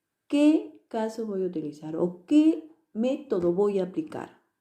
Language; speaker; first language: Spanish; native; Spanish